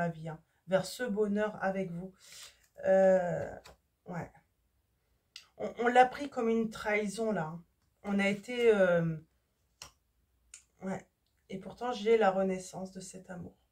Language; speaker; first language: French; native; French